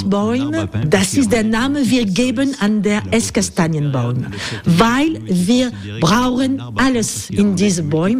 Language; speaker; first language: German; non-native, fluent; French